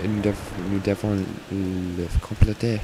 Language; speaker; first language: French; non-native, learner; English